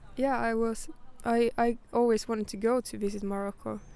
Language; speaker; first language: English; non-native, fluent; Finnish